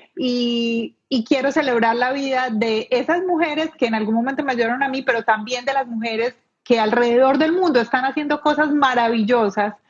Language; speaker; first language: Spanish; native; Spanish